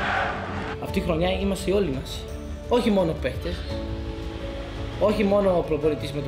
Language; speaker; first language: Greek; non-native, fluent; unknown